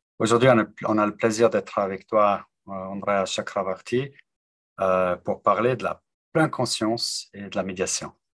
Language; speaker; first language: French; native; French